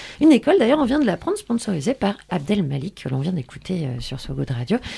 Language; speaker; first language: French; native; French